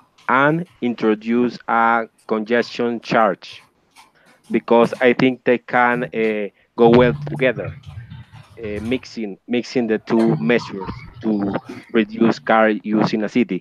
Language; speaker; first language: English; non-native, learner; Spanish